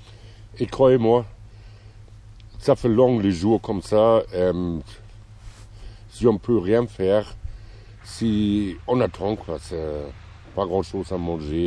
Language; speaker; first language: French; non-native, fluent; German